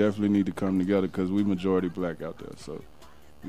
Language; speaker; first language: English; native; English